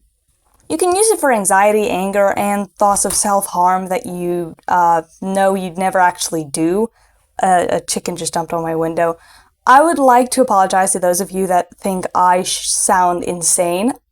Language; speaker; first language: English; native; English